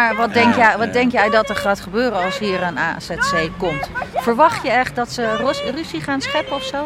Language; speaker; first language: Dutch; native; Dutch